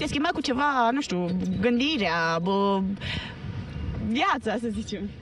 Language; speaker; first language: Romanian; native; Romanian